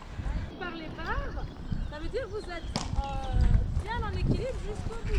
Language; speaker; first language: French; native; French